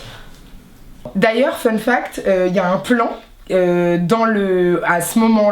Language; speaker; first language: French; native; French